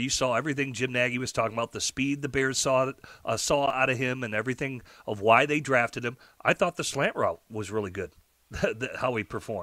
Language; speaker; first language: English; native; English